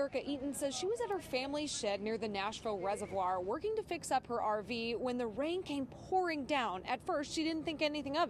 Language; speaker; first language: English; native; English